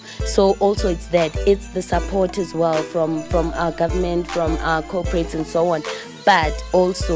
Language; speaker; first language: English; non-native, local second language; Zulu